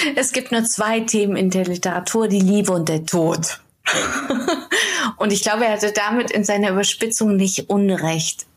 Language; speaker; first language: German; native; German